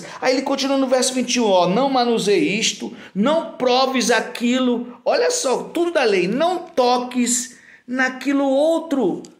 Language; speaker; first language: Portuguese; native; Portuguese